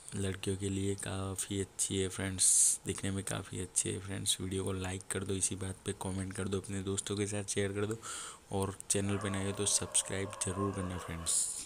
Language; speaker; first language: Hindi; native; Hindi